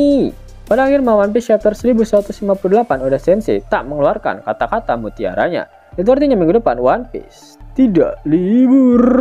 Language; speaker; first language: Indonesian; native; Indonesian